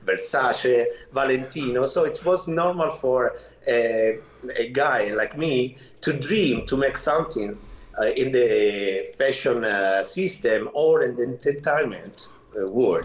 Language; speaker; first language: English; non-native, fluent; Italian